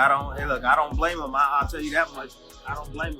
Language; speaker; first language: English; native; English